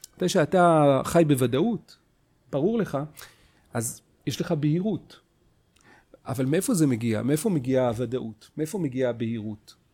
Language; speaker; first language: Hebrew; native; Hebrew